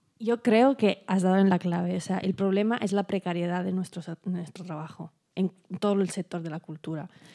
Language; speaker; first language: Spanish; non-native, fluent; Italian